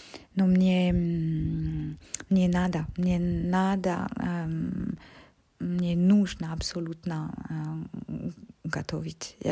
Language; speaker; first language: Russian; non-native, learner; French